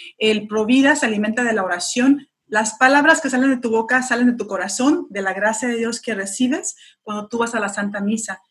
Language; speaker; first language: Spanish; early bilingual, heritage; Spanish